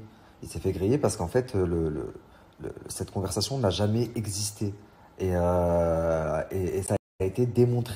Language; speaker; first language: French; native; French